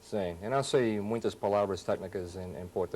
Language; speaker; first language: Portuguese; non-native, fluent; English